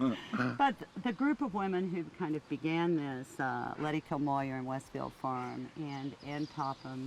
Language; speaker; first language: English; native; English